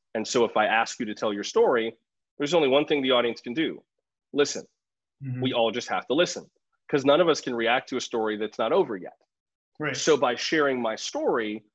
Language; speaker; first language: English; native; English